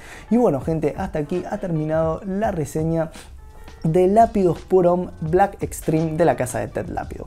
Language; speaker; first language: Spanish; native; Spanish